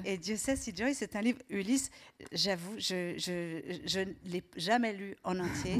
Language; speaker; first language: French; native; French